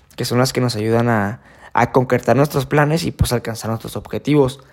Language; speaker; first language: Spanish; native; Spanish